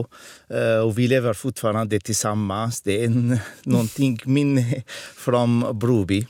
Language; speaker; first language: Swedish; non-native, fluent; Arabic